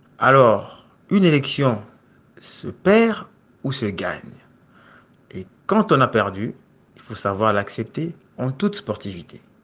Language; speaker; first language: French; non-native, local second language; Lingala